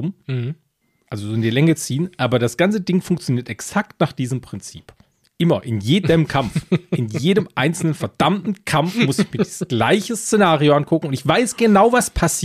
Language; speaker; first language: German; native; German